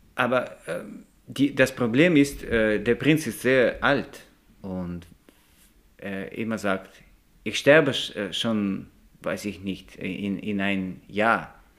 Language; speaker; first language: German; non-native, learner; Russian